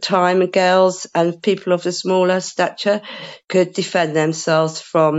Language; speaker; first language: English; native; English